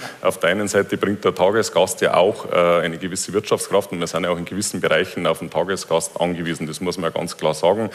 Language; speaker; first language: German; native; German